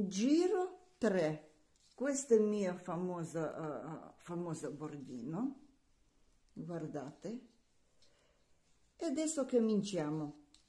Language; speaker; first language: Italian; non-native, learner; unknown